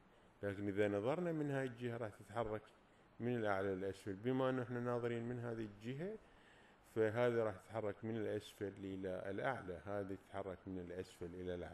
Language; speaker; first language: Arabic; native; Arabic